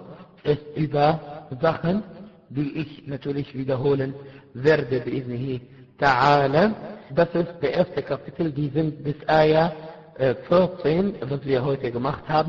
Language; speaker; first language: German; non-native, fluent; Arabic